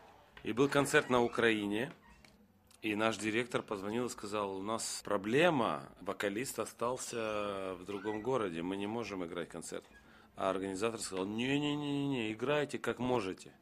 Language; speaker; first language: Russian; non-native, local second language; Romanian